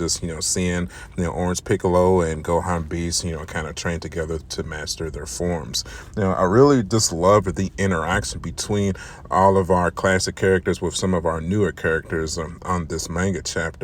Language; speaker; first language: English; native; English